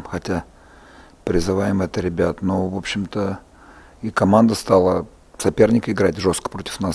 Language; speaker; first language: Russian; native; Russian